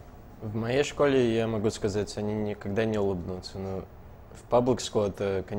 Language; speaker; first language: Russian; early bilingual, heritage; Russian